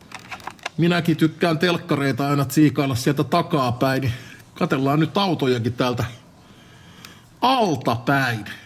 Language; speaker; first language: Finnish; native; Finnish